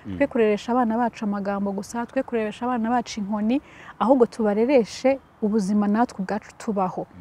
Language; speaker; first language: Kinyarwanda; early bilingual, heritage; Kinyarwanda